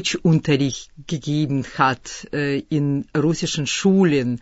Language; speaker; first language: German; early bilingual, other home language; Russian